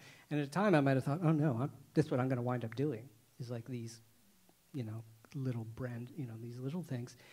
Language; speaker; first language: English; native; English